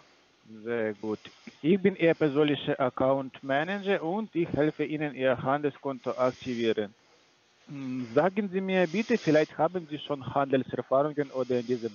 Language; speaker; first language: German; non-native, learner; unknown